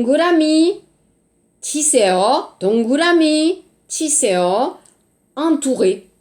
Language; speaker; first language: Korean; non-native, learner; French